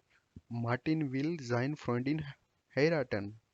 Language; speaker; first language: German; non-native, fluent; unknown